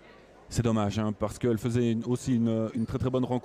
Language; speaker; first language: French; native; French